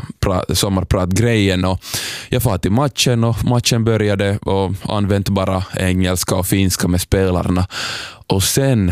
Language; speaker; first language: Swedish; non-native, local second language; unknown